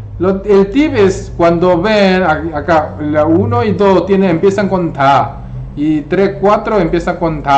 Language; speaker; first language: Spanish; non-native, fluent; Korean